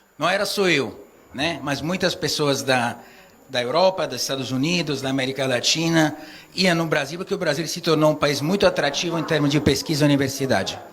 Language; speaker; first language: Portuguese; non-native, fluent; Italian